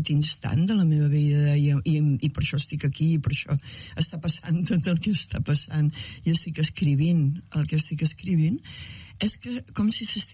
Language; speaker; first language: Catalan; native; Catalan